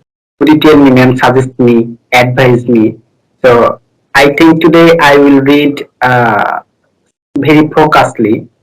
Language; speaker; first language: English; non-native, learner; Bangla